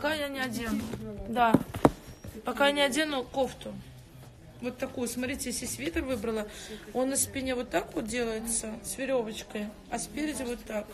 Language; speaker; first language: Russian; native; Russian